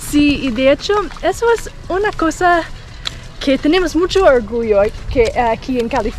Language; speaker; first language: Spanish; non-native, learner; English